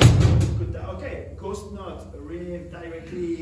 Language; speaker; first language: English; non-native, learner; French